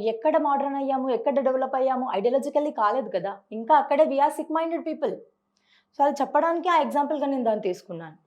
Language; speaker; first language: Telugu; early bilingual, heritage; Telugu